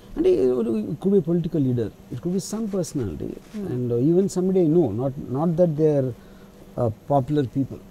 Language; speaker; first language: English; non-native, local second language; Telugu